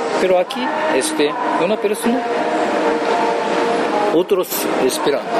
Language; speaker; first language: Spanish; non-native, learner; Japanese